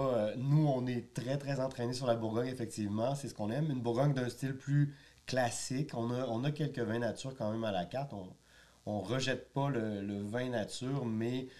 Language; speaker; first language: French; native; French